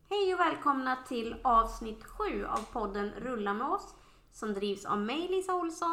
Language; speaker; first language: Swedish; native; Swedish